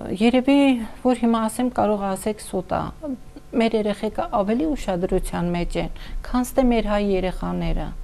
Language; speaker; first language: Armenian; non-native, local second language; Kurdish